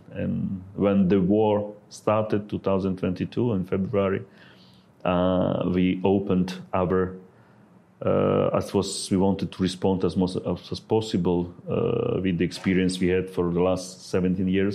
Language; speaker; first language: English; non-native, fluent; Ukrainian